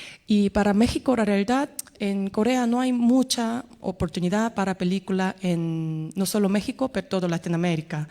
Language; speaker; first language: Spanish; non-native, fluent; Korean